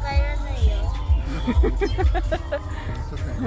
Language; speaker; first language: Japanese; early bilingual, other home language; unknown